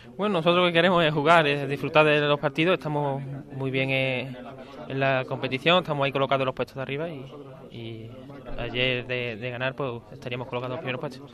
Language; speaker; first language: Spanish; native; Spanish